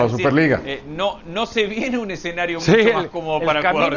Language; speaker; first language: Spanish; native; Spanish